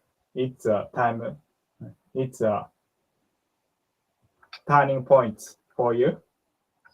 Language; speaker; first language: English; non-native, learner; Japanese